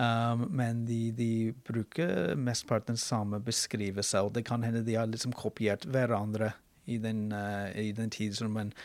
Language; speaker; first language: Norwegian; non-native, fluent; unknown